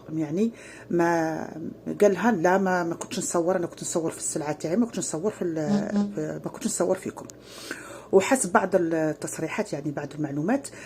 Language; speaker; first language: Arabic; native; Arabic